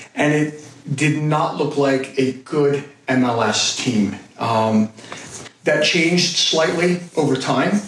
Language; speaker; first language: English; native; English